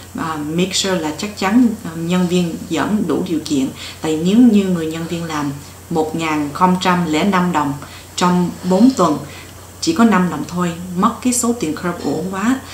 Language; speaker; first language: Vietnamese; early bilingual, heritage; Vietnamese